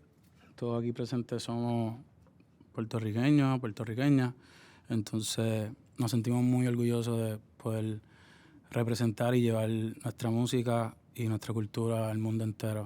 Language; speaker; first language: Spanish; native; Spanish